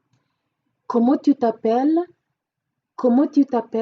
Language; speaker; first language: French; non-native, fluent; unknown